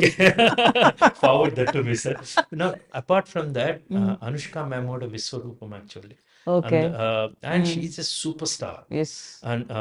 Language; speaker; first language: Tamil; non-native, learner; Telugu